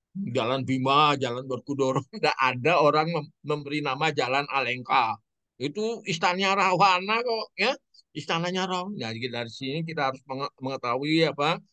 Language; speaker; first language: Indonesian; native; Indonesian